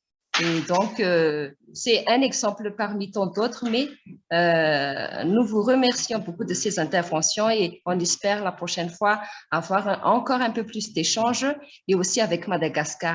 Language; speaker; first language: French; non-native, local second language; Malagasy